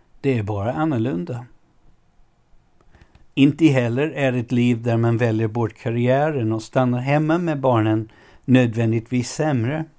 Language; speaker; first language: Swedish; non-native, fluent; English